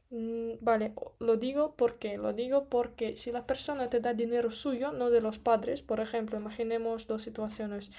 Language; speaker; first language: Spanish; non-native, fluent; Russian